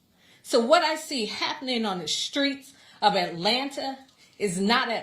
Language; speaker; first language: English; native; English